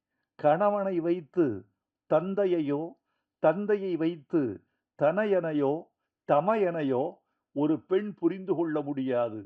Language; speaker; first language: Tamil; native; Tamil